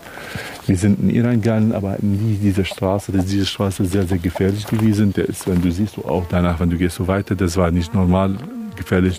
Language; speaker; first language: German; non-native, learner; Kurdish